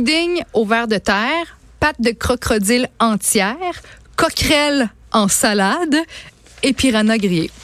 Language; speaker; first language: French; native; French